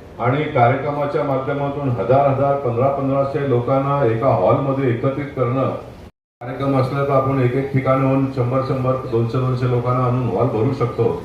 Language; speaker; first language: Marathi; native; Marathi